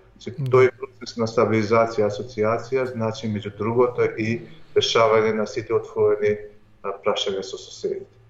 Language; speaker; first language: Macedonian; non-native, local second language; Albanian